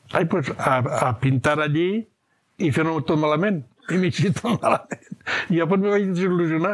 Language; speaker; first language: Catalan; native; Catalan